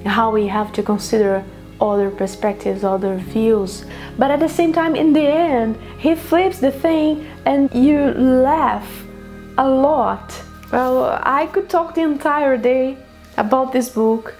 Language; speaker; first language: English; non-native, fluent; Portuguese